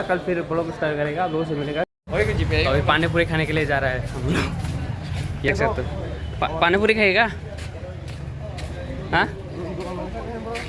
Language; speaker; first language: Hindi; non-native, local second language; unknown